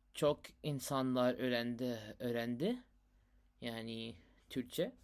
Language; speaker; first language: Turkish; non-native, learner; Urdu